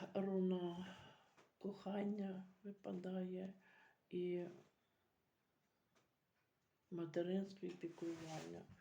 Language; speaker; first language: Ukrainian; native; Ukrainian